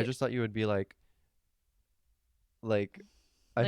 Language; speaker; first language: English; native; English